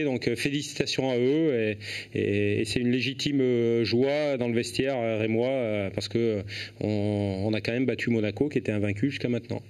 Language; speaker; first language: French; native; French